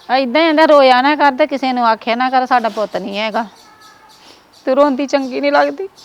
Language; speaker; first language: Punjabi; native; Punjabi